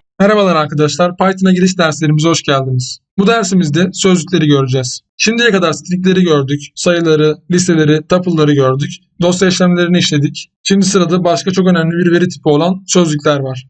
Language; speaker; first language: Turkish; native; Turkish